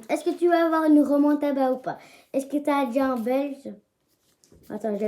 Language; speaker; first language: French; native; French